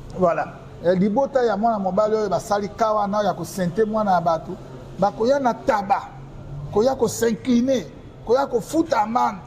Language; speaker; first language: Lingala; non-native, local second language; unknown